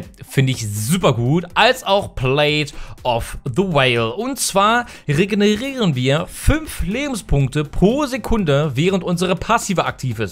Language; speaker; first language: German; native; German